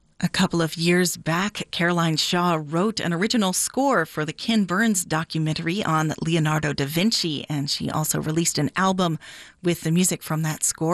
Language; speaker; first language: English; native; English